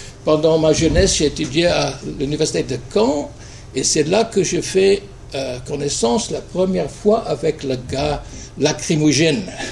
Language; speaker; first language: French; non-native, fluent; English